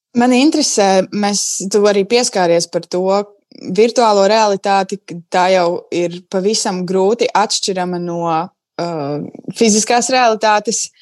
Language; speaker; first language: Latvian; native; Latvian